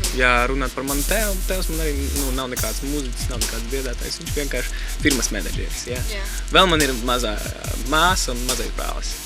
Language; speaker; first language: Latvian; non-native, local second language; Russian